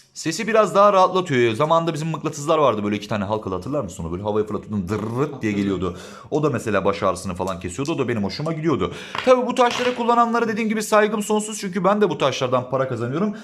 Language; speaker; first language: Turkish; native; Turkish